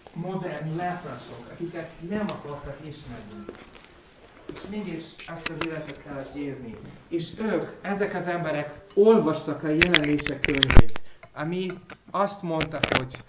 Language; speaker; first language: Hungarian; non-native, fluent; English